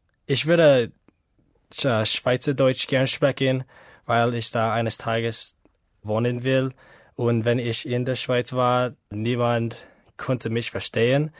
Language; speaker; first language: German; non-native, learner; English